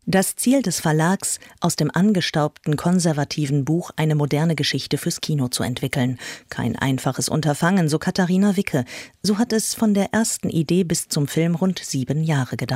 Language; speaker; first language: German; native; German